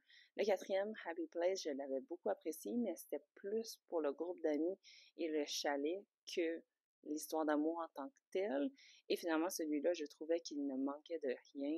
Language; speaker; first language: French; native; French